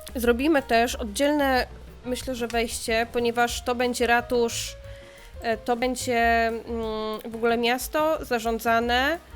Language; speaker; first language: Polish; native; Polish